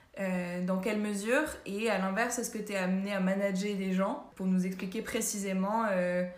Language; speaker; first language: French; native; French